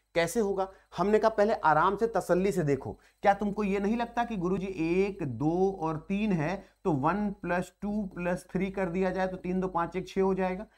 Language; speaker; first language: Hindi; native; Hindi